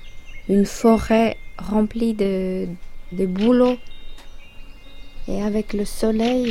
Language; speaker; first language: French; non-native, fluent; Finnish